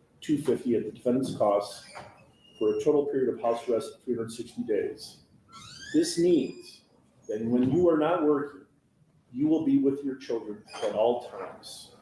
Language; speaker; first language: English; native; English